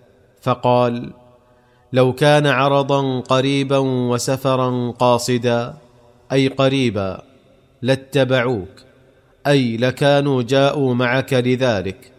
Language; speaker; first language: Arabic; native; Arabic